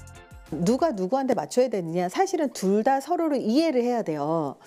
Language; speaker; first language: Korean; native; Korean